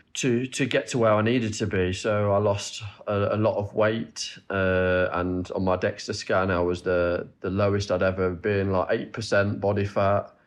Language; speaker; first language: English; native; English